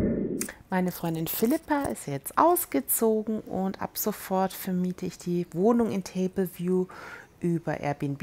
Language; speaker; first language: German; native; German